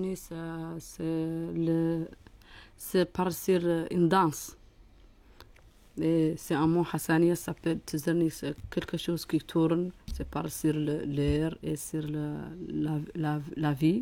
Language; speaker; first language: French; non-native, learner; Arabic